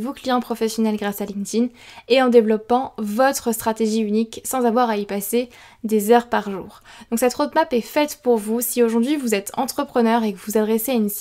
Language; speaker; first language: French; native; French